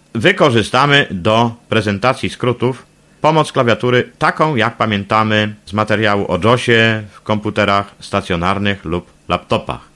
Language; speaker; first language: Polish; native; Polish